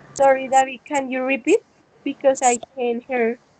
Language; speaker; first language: English; non-native, learner; Spanish